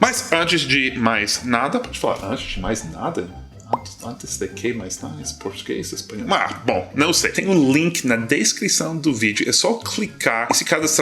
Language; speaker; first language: Portuguese; non-native, fluent; English